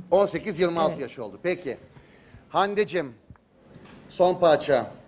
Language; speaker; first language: Turkish; native; Turkish